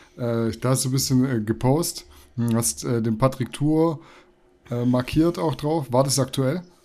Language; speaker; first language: German; native; German